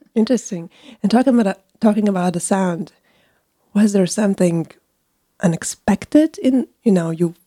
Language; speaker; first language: English; non-native, fluent; Lithuanian